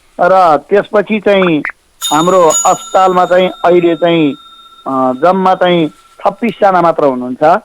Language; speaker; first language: Nepali; non-native, local second language; Newari